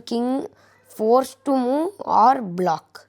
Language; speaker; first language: Tamil; early bilingual, heritage; Tamil